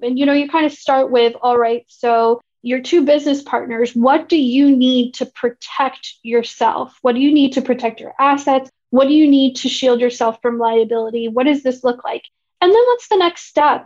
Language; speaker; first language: English; native; English